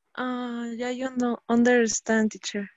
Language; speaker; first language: English; non-native, learner; Spanish